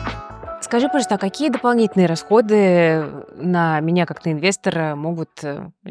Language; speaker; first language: Russian; native; Russian